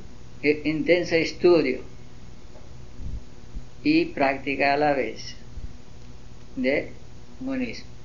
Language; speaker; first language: Spanish; non-native, learner; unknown